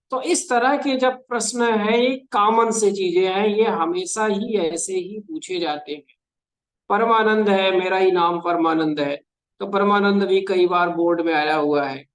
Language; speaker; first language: Hindi; native; Hindi